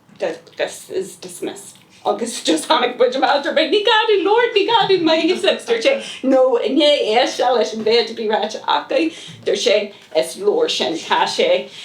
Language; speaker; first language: Irish; non-native, local second language; English